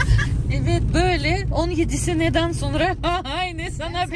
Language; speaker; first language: Turkish; non-native, learner; Russian